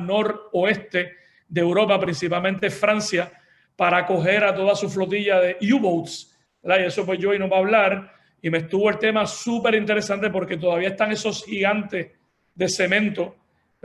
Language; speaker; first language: Spanish; native; Spanish